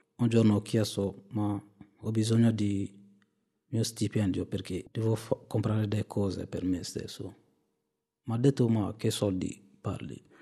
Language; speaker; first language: Italian; non-native, fluent; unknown